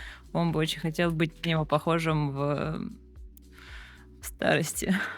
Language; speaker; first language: Russian; native; Russian